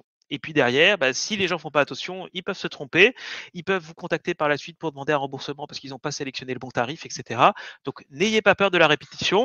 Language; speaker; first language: French; native; French